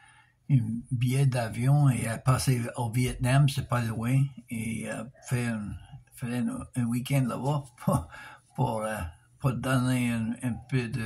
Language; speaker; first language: French; non-native, local second language; English